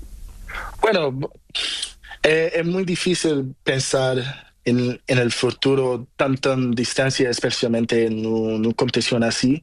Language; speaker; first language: Spanish; non-native, learner; Portuguese